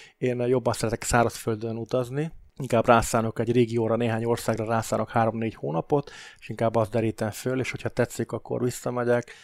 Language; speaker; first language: Hungarian; native; Hungarian